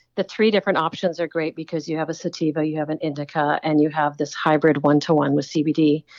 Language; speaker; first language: English; native; English